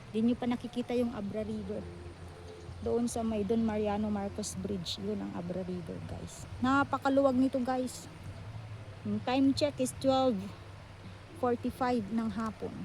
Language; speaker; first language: Filipino; non-native, local second language; Iloko